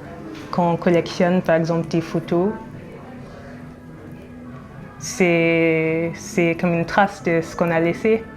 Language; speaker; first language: French; non-native, fluent; English